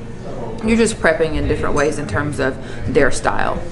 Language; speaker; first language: English; native; English